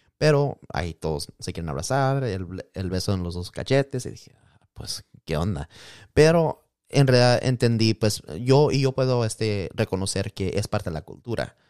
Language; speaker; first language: Spanish; early bilingual, heritage; Spanish